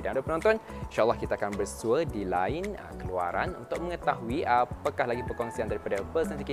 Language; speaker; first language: Malay; native; Malay